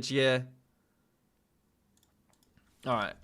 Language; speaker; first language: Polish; non-native, learner; English